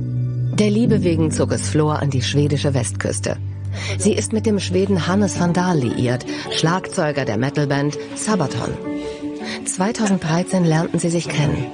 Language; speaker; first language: German; native; German